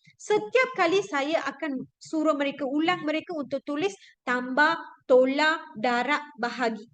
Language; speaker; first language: Malay; non-native, local second language; Tamil